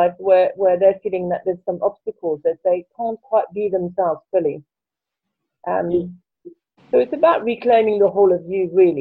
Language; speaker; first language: English; non-native, fluent; French